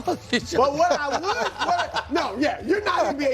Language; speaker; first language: English; native; English